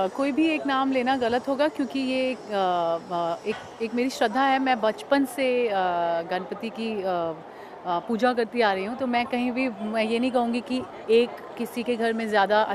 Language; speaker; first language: Hindi; native; Hindi